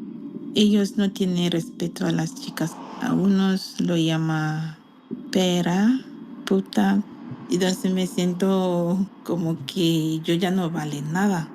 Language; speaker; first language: Spanish; non-native, learner; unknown